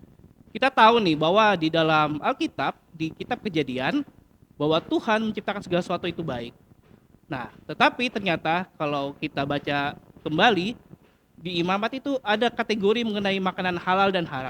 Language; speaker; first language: Indonesian; native; Indonesian